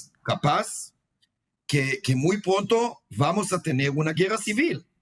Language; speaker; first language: Spanish; non-native, fluent; Hebrew